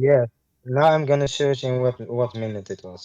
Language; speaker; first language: English; non-native, learner; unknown